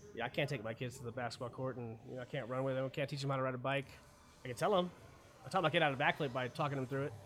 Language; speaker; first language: English; early bilingual, other home language; German